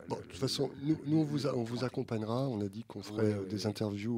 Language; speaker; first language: French; native; French